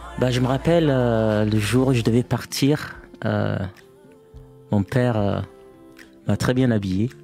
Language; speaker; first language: French; non-native, fluent; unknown